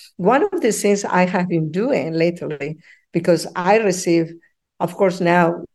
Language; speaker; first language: English; non-native, fluent; Spanish